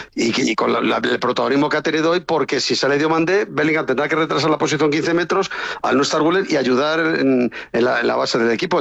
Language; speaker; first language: Spanish; native; Spanish